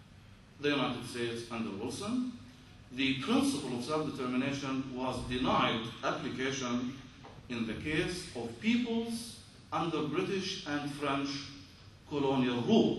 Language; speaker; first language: English; non-native, fluent; Arabic